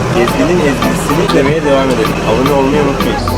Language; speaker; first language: Turkish; native; Turkish